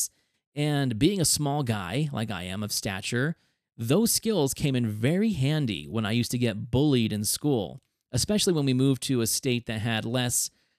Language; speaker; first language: English; native; English